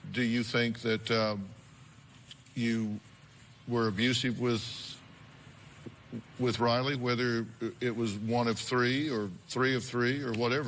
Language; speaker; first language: English; native; English